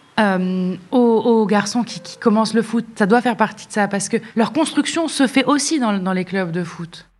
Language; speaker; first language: French; non-native, local second language; Arabic